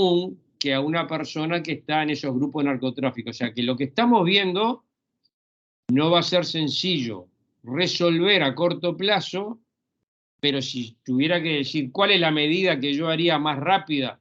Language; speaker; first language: Spanish; native; Spanish